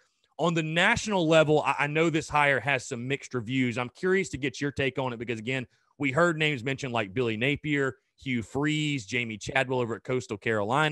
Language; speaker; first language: English; native; English